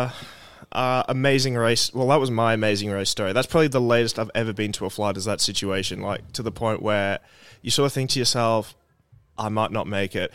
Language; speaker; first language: English; native; English